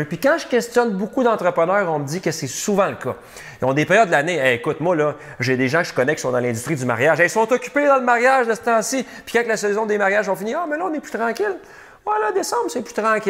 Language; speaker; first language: French; native; French